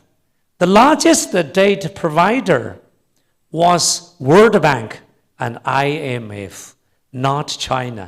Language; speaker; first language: English; non-native, fluent; Chinese